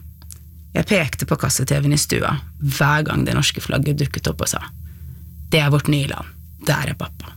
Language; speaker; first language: Norwegian; early bilingual, other home language; Arabic